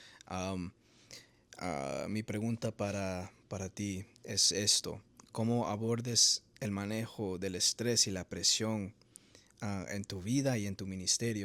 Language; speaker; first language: Spanish; early bilingual, heritage; Spanish